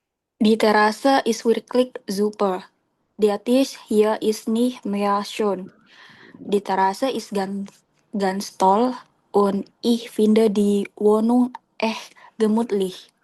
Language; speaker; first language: German; non-native, learner; Indonesian